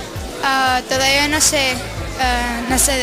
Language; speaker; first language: Spanish; early bilingual, other home language; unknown